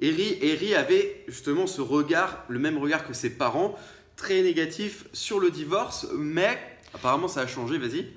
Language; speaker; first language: French; native; French